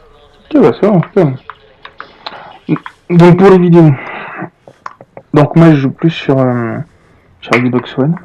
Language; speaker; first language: French; native; French